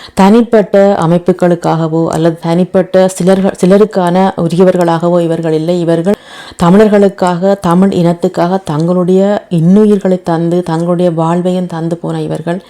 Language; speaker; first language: Tamil; native; Tamil